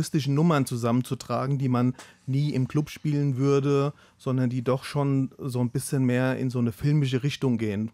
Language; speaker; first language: German; native; German